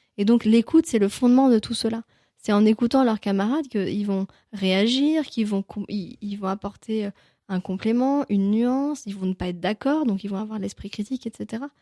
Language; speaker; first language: French; native; French